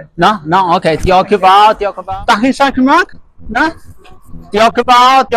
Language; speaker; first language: Welsh; non-native, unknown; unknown